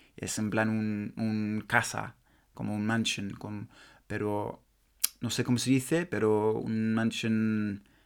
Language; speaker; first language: Spanish; non-native, learner; English